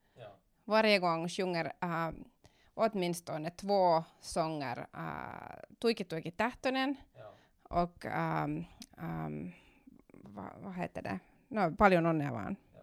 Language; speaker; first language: Swedish; non-native, local second language; Finnish